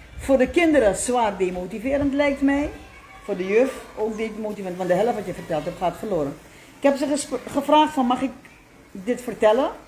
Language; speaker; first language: Dutch; native; Dutch